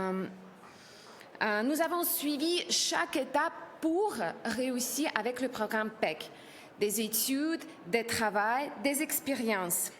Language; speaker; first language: French; non-native, learner; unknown